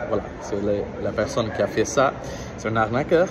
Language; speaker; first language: French; non-native, learner; Portuguese